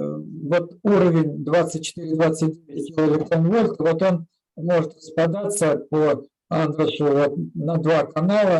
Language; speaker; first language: Russian; native; Russian